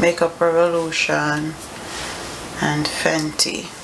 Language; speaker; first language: English; native; English